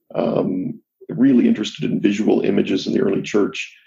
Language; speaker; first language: English; native; English